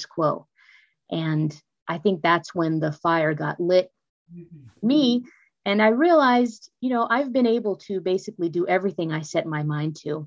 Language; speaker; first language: English; native; English